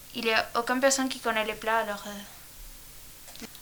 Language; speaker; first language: French; non-native, learner; Spanish